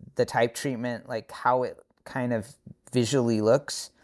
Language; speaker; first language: English; native; English